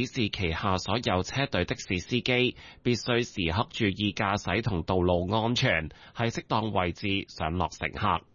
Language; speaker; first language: Cantonese; native; Cantonese